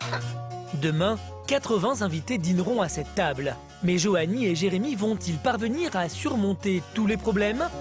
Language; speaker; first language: French; native; French